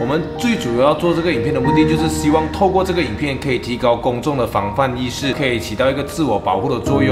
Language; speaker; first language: Chinese; native; Chinese